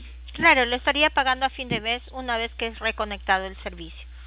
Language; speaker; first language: Spanish; native; Spanish